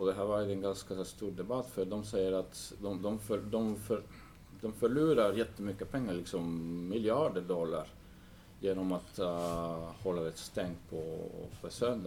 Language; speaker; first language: Swedish; non-native, fluent; English